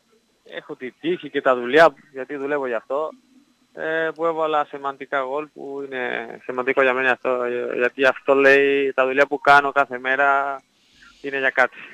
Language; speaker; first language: Greek; non-native, learner; Spanish